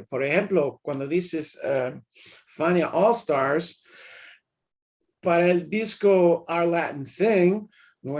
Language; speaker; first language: Spanish; early bilingual, heritage; English